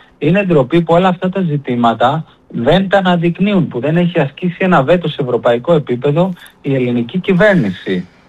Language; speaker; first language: Greek; native; Greek